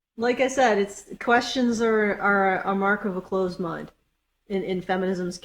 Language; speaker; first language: English; native; English